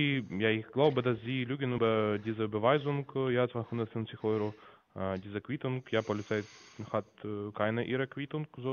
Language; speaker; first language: German; non-native, learner; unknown